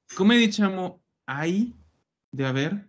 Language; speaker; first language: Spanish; non-native, fluent; Italian